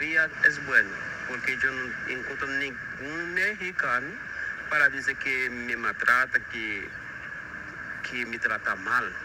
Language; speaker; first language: Spanish; non-native, learner; Haitian Creole